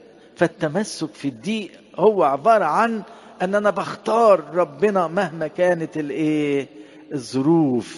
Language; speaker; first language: Arabic; native; Arabic